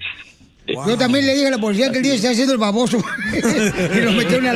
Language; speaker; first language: Spanish; native; Spanish